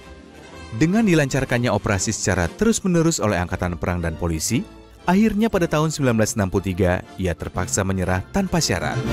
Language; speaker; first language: Indonesian; native; Indonesian